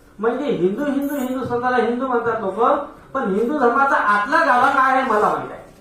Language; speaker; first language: Marathi; non-native, local second language; Hindi